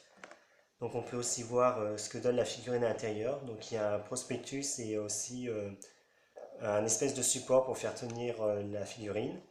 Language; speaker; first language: French; native; French